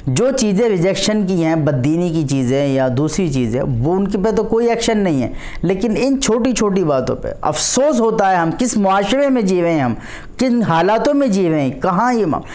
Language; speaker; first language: Urdu; native; Urdu